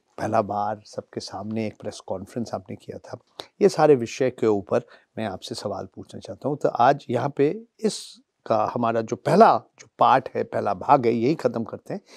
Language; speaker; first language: Hindi; non-native, local second language; Bangla